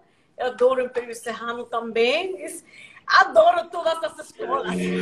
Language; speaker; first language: Portuguese; non-native, learner; Spanish